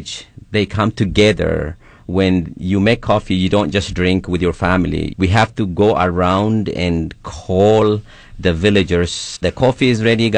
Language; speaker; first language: English; non-native, fluent; Sidamo